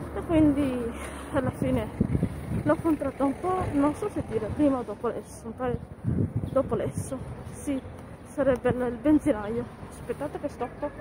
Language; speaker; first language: Italian; native; Italian